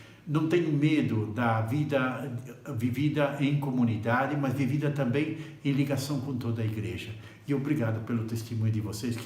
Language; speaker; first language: Portuguese; native; Portuguese